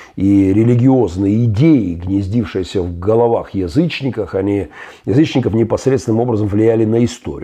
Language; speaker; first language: Russian; native; Russian